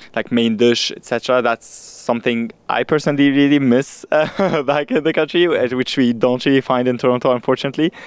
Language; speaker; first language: English; non-native, fluent; Arabic